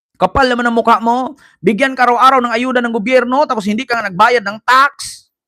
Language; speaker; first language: Filipino; native; Filipino